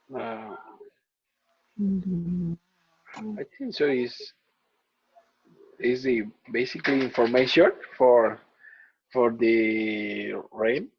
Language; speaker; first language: English; non-native, learner; Spanish